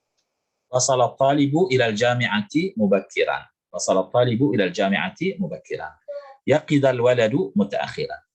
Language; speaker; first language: Arabic; non-native, fluent; Indonesian